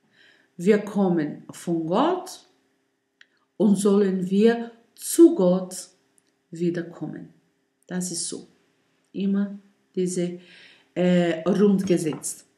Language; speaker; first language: German; non-native, learner; Portuguese